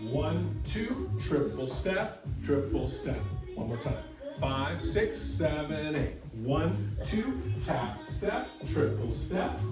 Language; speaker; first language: English; native; English